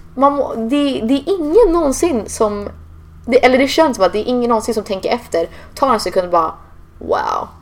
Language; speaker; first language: Swedish; early bilingual, heritage; Swedish